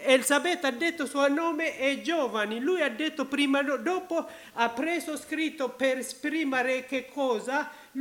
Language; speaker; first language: Italian; non-native, learner; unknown